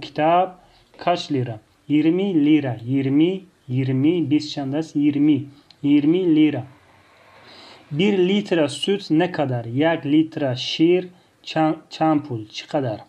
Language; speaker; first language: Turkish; non-native, fluent; Tajik